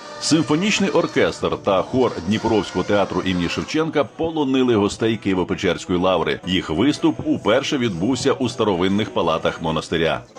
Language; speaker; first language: Ukrainian; native; Ukrainian